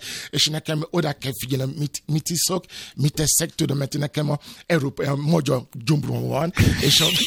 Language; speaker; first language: Hungarian; non-native, fluent; Yoruba